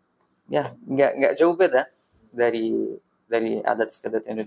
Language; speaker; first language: Indonesian; non-native, fluent; Arabic